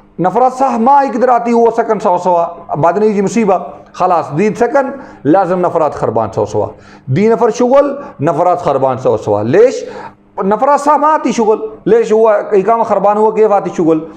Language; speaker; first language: Arabic; non-native, learner; Urdu